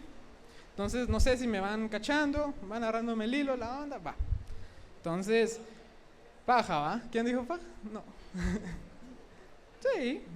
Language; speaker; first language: Spanish; native; Spanish